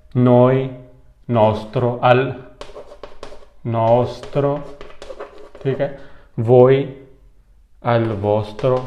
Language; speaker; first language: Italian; non-native, fluent; Urdu